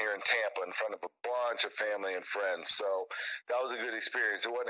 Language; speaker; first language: English; native; English